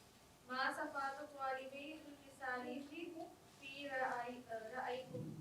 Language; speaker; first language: Arabic; non-native, learner; Urdu